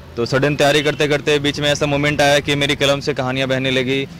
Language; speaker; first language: Hindi; native; Hindi